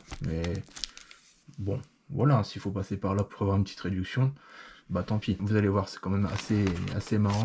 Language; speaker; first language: French; native; French